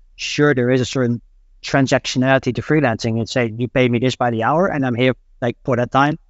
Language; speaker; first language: English; non-native, fluent; Dutch